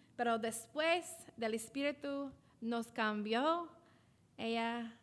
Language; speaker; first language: Spanish; non-native, learner; English